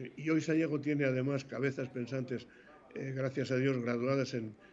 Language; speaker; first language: Spanish; native; Spanish